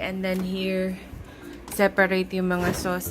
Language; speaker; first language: Filipino; native; Filipino